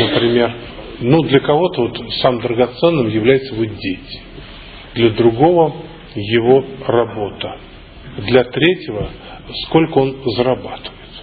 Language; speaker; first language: Russian; native; Russian